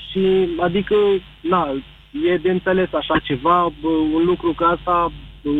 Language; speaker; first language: Romanian; early bilingual, heritage; Arabic